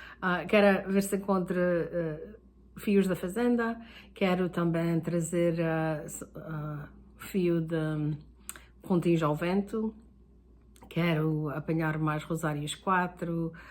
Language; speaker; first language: Portuguese; early bilingual, heritage; Portuguese